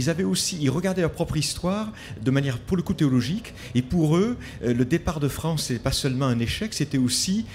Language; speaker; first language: French; native; French